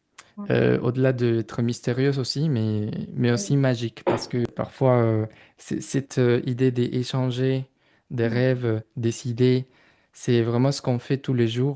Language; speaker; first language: French; non-native, fluent; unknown